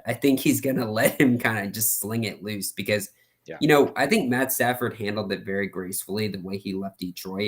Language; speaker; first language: English; native; English